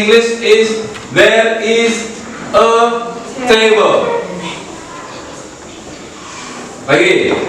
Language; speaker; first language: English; non-native, fluent; Indonesian